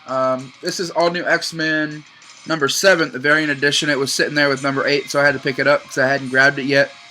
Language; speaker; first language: English; native; English